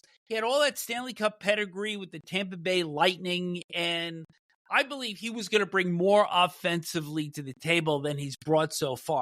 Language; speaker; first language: English; native; English